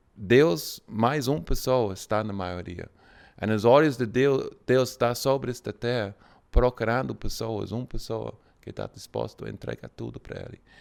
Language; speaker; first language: Portuguese; non-native, fluent; English